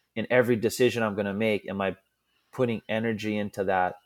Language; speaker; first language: English; native; English